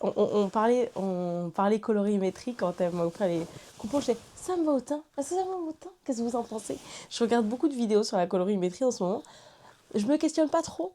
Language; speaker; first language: French; native; French